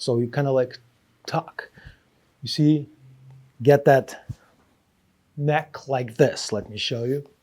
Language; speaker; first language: English; non-native, fluent; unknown